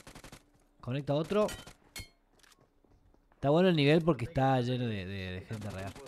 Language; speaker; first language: Spanish; native; Spanish